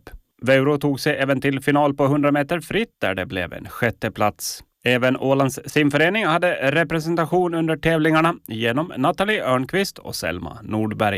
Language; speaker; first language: Swedish; native; Swedish